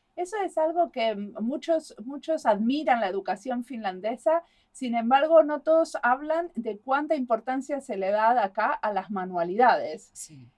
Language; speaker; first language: Spanish; native; Spanish